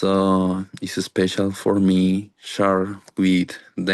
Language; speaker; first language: English; non-native, learner; Spanish